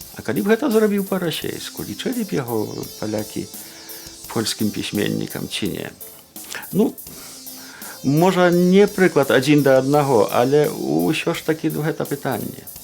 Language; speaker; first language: Belarusian; native; Belarusian